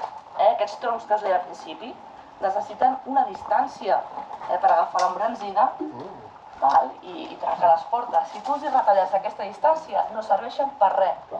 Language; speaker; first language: Catalan; native; Catalan